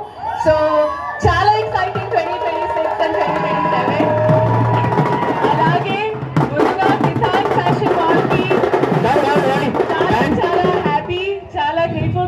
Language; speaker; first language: Telugu; non-native, fluent; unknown